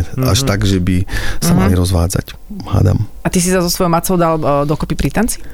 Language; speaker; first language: Slovak; native; Slovak